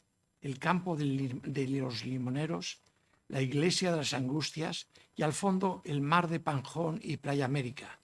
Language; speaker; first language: Spanish; native; Spanish